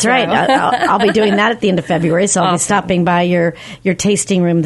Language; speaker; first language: English; native; English